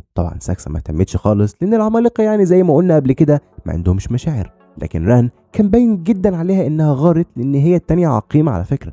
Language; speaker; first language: Arabic; native; Arabic